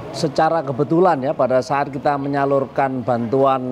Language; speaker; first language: Indonesian; native; Indonesian